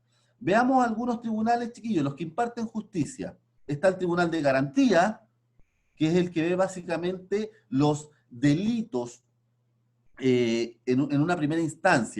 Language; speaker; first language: Spanish; native; Spanish